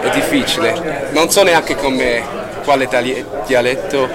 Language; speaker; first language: Italian; early bilingual, heritage; Italian